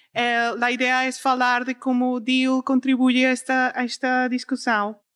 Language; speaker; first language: Portuguese; non-native, learner; Spanish